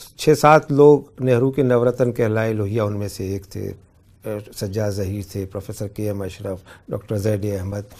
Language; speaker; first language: Hindi; native; Hindi